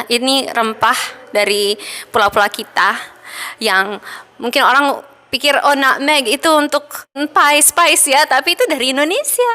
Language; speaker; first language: Indonesian; early bilingual, heritage; Indonesian